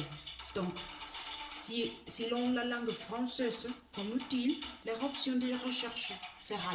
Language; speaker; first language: French; non-native, learner; Spanish